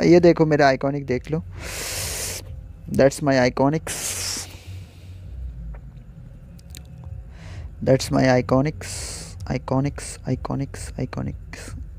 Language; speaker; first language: Hindi; non-native, local second language; Bangla